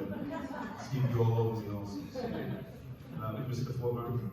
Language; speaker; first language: English; native; English